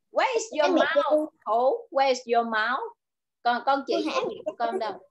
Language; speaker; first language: English; non-native, learner; Vietnamese